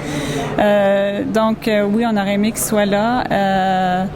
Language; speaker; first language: French; native; French